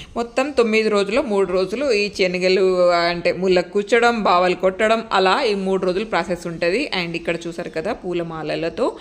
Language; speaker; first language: Telugu; non-native, local second language; Lambadi